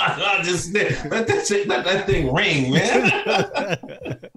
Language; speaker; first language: English; native; English